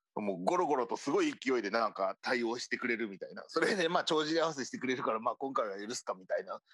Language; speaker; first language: Japanese; native; Japanese